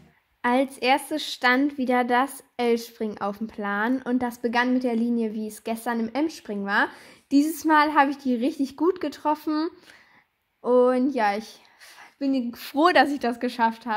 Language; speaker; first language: German; native; German